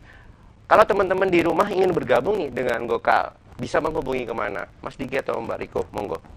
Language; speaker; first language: Indonesian; native; Indonesian